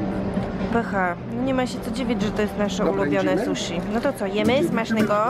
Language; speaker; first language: Polish; native; Polish